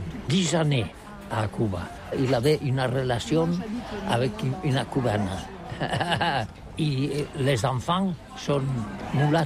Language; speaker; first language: French; non-native, learner; Catalan